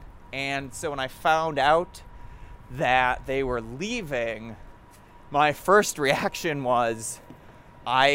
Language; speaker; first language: English; native; English